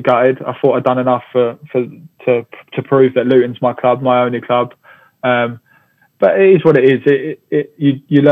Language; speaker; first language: English; native; English